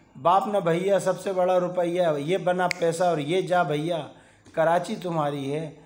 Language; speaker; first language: Urdu; native; Urdu